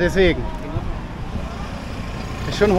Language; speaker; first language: German; native; German